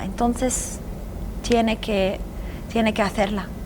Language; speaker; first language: Spanish; non-native, fluent; Arabic